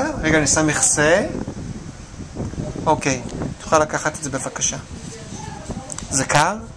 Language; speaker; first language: Hebrew; native; Hebrew